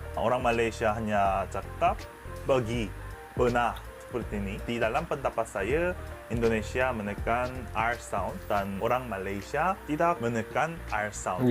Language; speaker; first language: Malay; non-native, learner; Korean